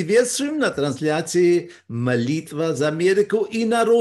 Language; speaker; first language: Russian; early bilingual, heritage; Russian